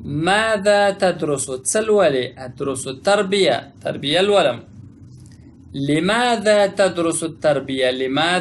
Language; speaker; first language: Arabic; non-native, fluent; Pashto